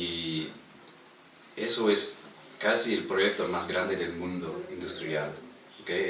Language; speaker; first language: Spanish; non-native, fluent; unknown